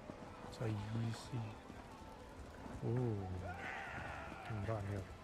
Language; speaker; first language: Chinese; native; Chinese